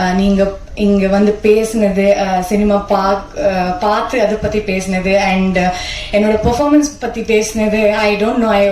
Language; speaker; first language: Tamil; non-native, learner; Kannada